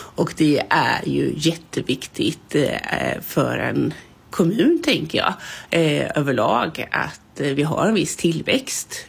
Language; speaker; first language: Swedish; native; Swedish